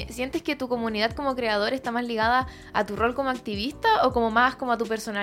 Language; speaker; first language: Spanish; native; Spanish